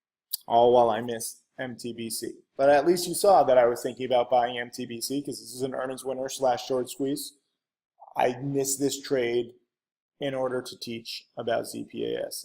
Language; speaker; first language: English; native; English